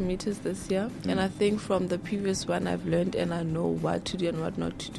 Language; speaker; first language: English; non-native, local second language; Southern Sotho